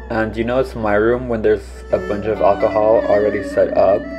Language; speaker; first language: English; native; English